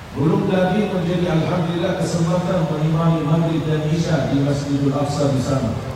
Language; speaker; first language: Indonesian; non-native, fluent; Arabic